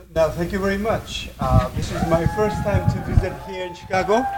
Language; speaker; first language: English; non-native, learner; Japanese